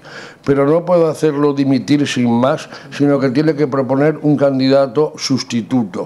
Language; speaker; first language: Spanish; native; Spanish